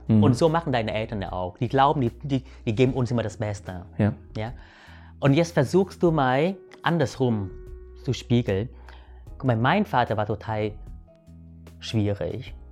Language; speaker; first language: German; non-native, fluent; Vietnamese